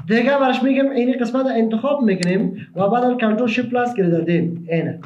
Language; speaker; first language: Persian; native; Persian